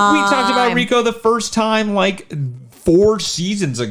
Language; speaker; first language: English; native; English